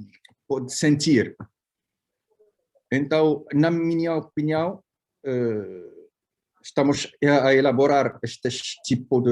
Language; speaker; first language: Portuguese; non-native, fluent; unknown